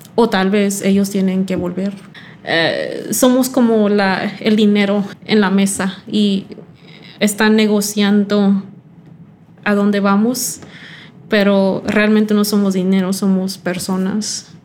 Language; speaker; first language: Spanish; early bilingual, heritage; Spanish